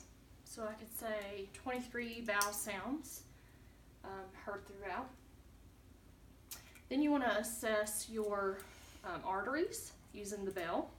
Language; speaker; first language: English; native; English